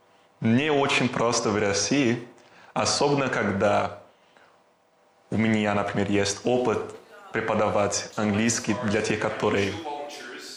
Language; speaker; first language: Russian; non-native, learner; Portuguese